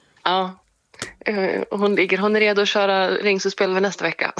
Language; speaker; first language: Swedish; native; Swedish